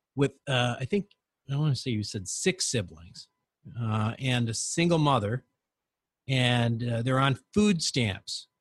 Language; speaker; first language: English; native; English